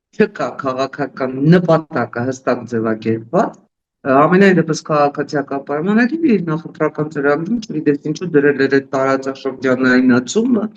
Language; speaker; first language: Armenian; native; Armenian